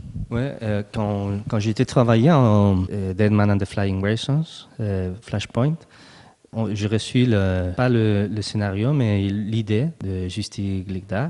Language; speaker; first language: French; non-native, learner; Spanish